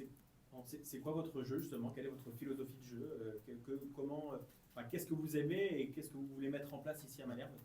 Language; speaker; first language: French; native; French